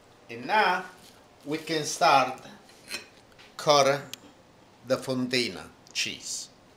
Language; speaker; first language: English; non-native, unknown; Italian